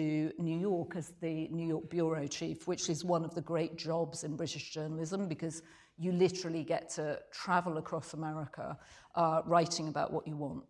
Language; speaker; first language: English; native; English